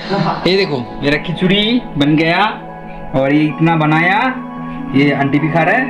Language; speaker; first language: Hindi; non-native, local second language; Bangla